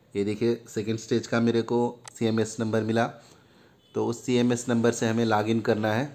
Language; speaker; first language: Hindi; non-native, local second language; Urdu